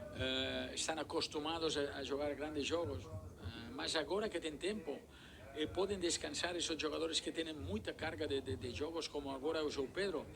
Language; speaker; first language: Portuguese; non-native, learner; Spanish